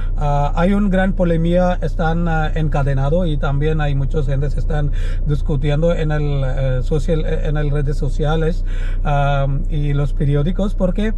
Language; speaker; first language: Spanish; non-native, learner; Malayalam